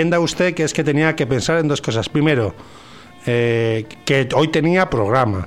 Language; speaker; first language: Spanish; native; Spanish